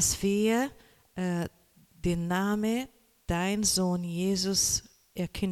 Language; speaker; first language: German; non-native, learner; Portuguese